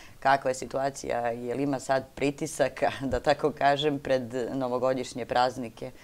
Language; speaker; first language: Serbian; native; Serbian